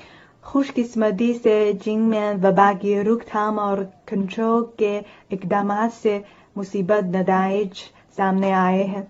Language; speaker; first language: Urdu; non-native, learner; Chinese